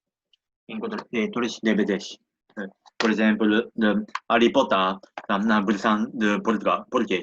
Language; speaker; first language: Portuguese; non-native, learner; Japanese